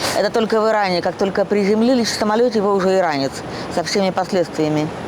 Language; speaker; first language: Russian; native; Russian